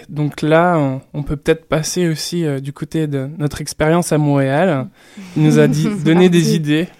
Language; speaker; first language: French; native; French